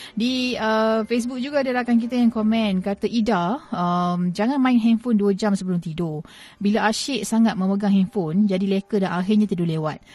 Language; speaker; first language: Malay; native; Malay